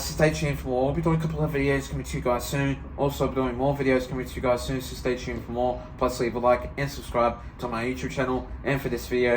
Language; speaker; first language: English; native; English